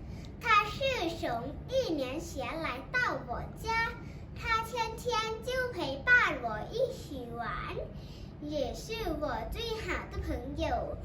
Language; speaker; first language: Chinese; non-native, learner; Thai